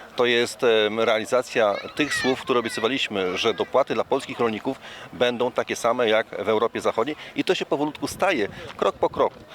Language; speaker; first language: Polish; native; Polish